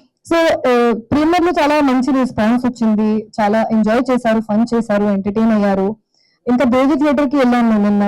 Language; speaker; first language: Telugu; non-native, fluent; Hindi